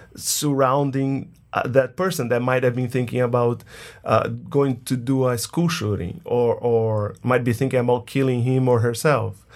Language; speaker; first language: English; non-native, fluent; Portuguese